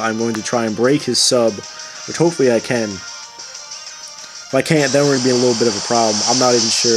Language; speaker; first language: English; native; English